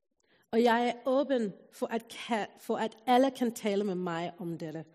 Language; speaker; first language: Danish; non-native, fluent; English